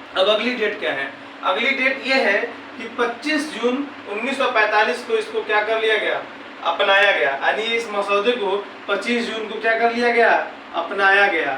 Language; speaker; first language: Hindi; native; Hindi